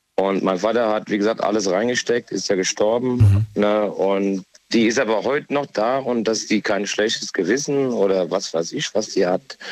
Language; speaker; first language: German; native; German